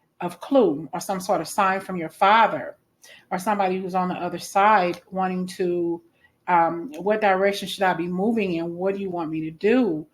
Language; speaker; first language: English; native; English